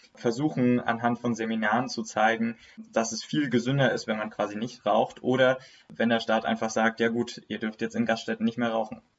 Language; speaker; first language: German; native; German